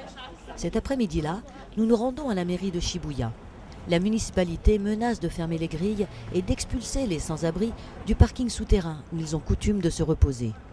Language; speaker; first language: French; native; French